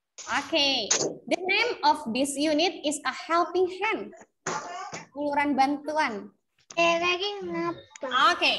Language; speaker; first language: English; non-native, fluent; Indonesian